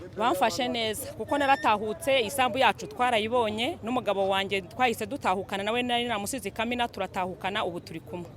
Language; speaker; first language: Kinyarwanda; native; Kinyarwanda